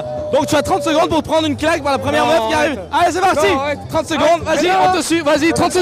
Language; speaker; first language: French; native; French